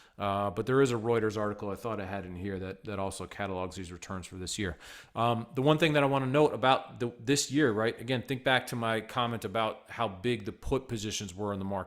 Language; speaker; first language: English; native; English